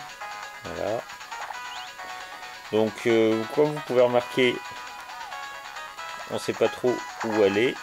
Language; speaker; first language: French; native; French